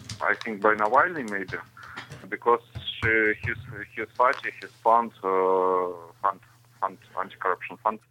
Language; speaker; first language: English; non-native, learner; Russian